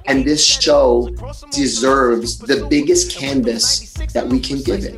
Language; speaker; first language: English; early bilingual, other home language; Spanish